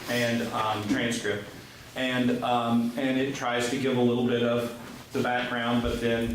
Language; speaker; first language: English; native; English